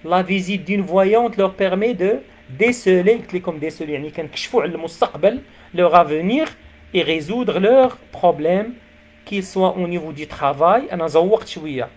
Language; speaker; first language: French; non-native, local second language; Arabic